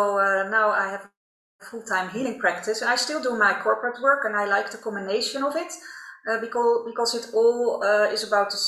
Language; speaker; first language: English; non-native, fluent; Dutch